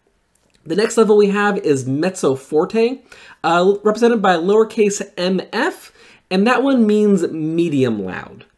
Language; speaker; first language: English; native; English